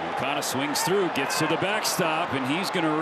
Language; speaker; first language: English; native; English